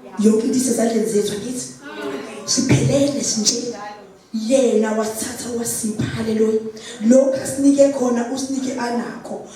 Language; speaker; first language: Zulu; native; Zulu